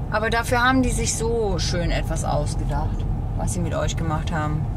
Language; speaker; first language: German; native; German